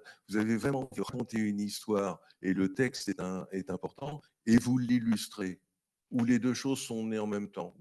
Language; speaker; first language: French; native; French